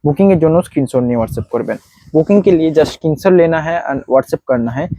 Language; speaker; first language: Hindi; non-native, local second language; Bangla